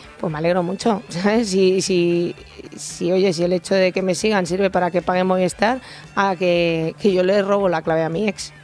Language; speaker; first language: Spanish; native; Spanish